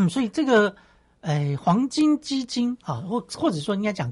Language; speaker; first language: Chinese; native; Chinese